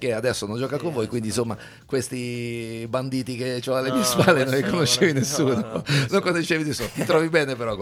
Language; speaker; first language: Italian; native; Italian